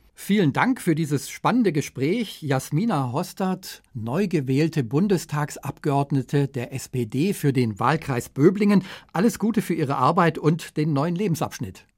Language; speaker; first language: German; native; German